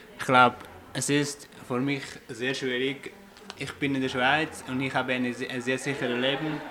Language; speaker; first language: German; non-native, fluent; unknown